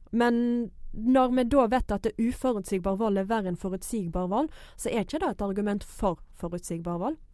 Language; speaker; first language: Norwegian; non-native, fluent; English